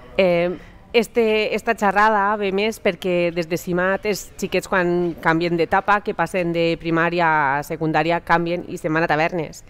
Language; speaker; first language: Catalan; native; Catalan